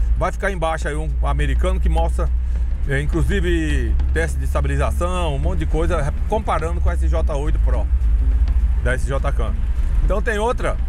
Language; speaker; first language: Portuguese; native; Portuguese